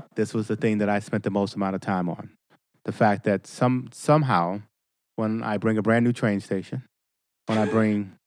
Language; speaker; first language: English; native; English